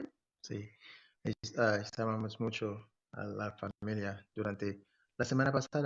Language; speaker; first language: Spanish; non-native, fluent; English